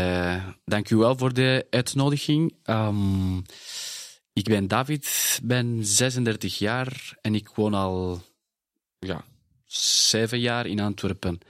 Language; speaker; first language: Dutch; non-native, fluent; Spanish